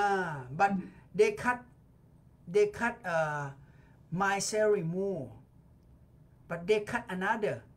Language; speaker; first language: English; non-native, fluent; Thai